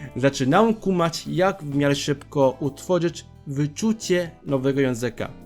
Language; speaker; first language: Polish; non-native, fluent; Cantonese